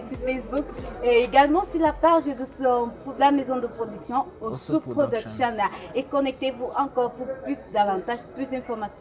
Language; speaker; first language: French; native; French